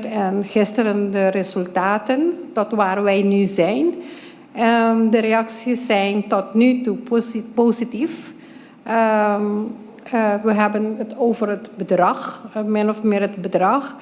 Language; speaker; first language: Dutch; non-native, local second language; Papiamento